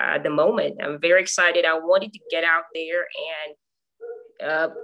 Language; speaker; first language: English; non-native, fluent; Morisyen